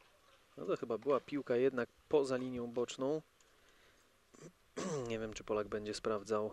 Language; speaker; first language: Polish; native; Polish